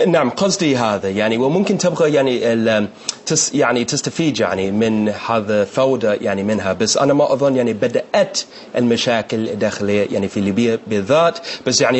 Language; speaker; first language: Arabic; non-native, learner; English